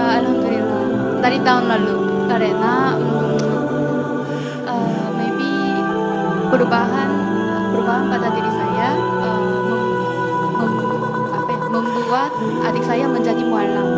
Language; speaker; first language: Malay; non-native, fluent; Korean